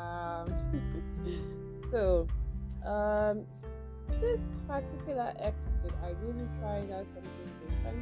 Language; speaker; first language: English; non-native, local second language; Igbo